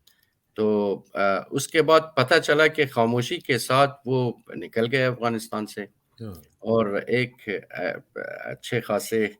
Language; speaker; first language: Hindi; non-native, fluent; Persian